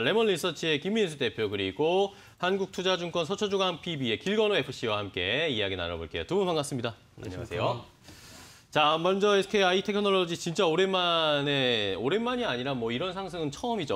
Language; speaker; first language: Korean; native; Korean